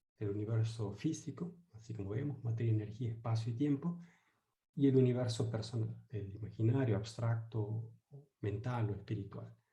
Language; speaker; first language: Spanish; native; Spanish